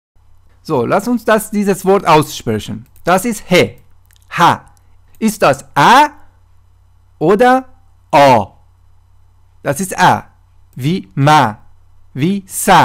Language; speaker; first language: German; non-native, fluent; Persian